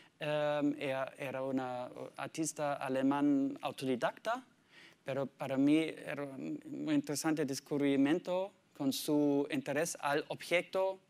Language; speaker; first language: Spanish; non-native, learner; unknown